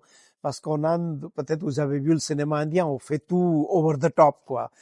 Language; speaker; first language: French; non-native, fluent; Gujarati